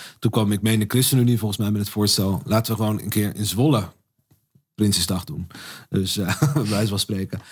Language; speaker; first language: Dutch; native; Dutch